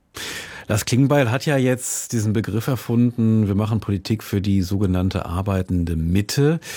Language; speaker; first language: German; native; German